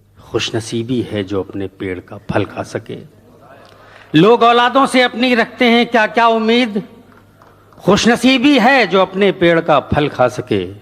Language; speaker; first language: Urdu; native; Urdu